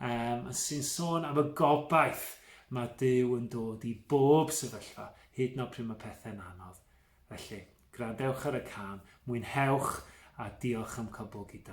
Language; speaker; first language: Welsh; native; Welsh